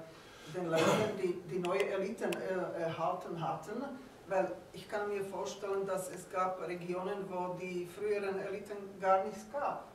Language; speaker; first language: German; non-native, fluent; Slovak